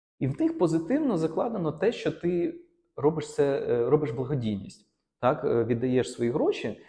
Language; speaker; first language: Ukrainian; non-native, local second language; Russian